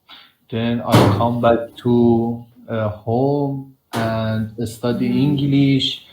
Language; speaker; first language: English; non-native, learner; Persian